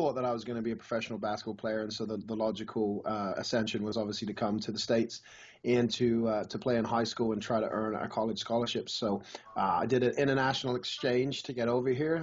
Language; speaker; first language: English; native; English